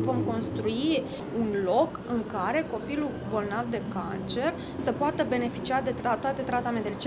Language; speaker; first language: Romanian; native; Romanian